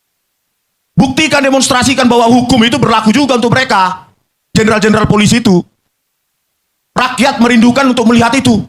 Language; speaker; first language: Indonesian; native; Indonesian